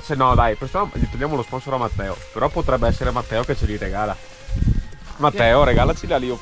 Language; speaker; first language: Italian; native; Italian